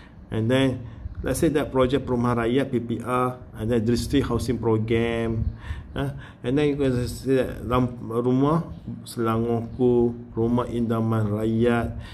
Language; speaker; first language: English; non-native, local second language; Malay